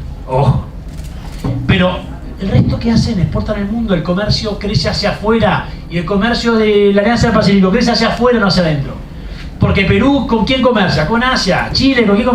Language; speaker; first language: Spanish; native; Spanish